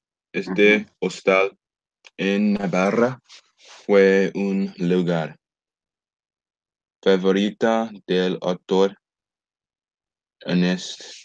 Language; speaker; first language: Spanish; non-native, learner; English